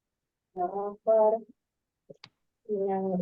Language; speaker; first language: Arabic; non-native, learner; Indonesian